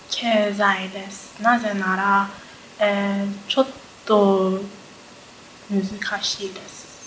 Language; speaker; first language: Japanese; non-native, learner; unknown